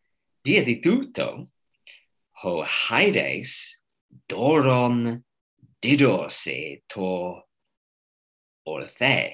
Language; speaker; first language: Greek; non-native, fluent; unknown